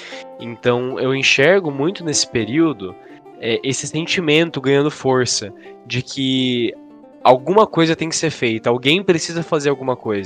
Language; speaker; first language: Portuguese; native; Portuguese